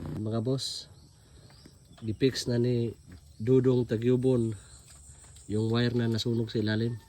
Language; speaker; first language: Filipino; non-native, local second language; Cebuano